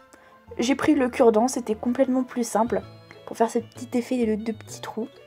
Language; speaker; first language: French; native; French